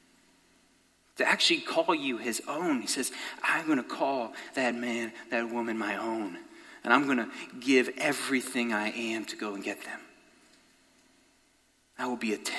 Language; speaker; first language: English; native; English